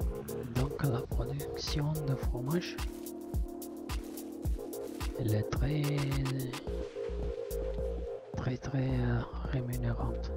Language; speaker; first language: French; non-native, learner; Italian